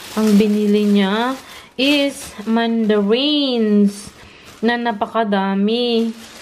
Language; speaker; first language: Filipino; native; Filipino